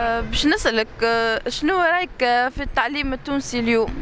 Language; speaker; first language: Arabic; native; Arabic